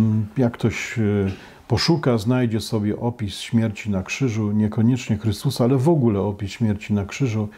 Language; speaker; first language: Polish; native; Polish